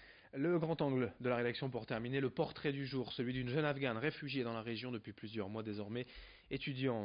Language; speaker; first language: French; native; French